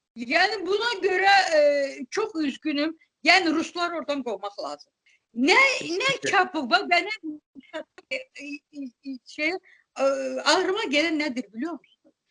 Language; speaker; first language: Turkish; non-native, fluent; Azerbaijani